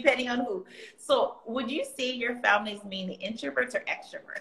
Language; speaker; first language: English; early bilingual, other home language; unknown